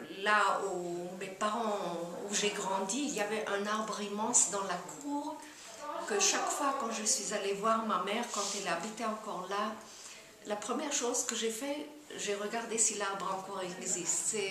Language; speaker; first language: French; non-native, fluent; German